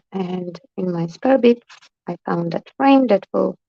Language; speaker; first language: English; non-native, fluent; Polish